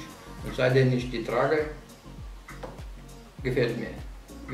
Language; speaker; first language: German; non-native, fluent; Slovenian